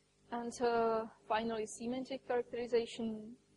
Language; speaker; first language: English; non-native, fluent; Czech